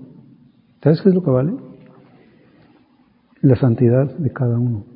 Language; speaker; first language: Spanish; native; Spanish